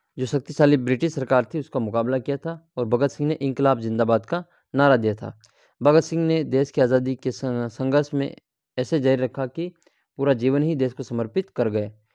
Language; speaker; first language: Hindi; native; Hindi